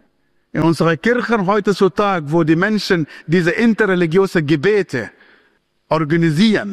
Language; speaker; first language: German; non-native, fluent; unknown